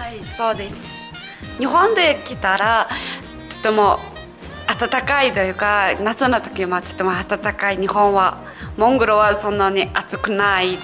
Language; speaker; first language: Japanese; non-native, fluent; Mongolian